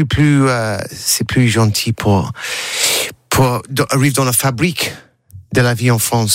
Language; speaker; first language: French; non-native, learner; English